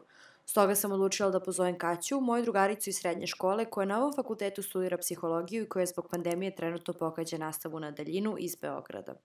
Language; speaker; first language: Serbian; native; Serbian